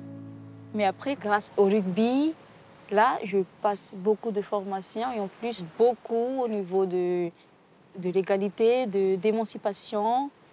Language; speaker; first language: French; non-native, local second language; Malagasy